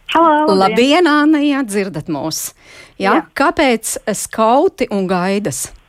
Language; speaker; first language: Latvian; native; Latvian